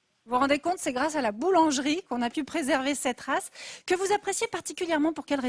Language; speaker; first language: French; native; French